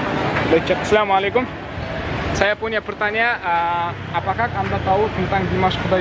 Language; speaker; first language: Indonesian; non-native, learner; Kazakh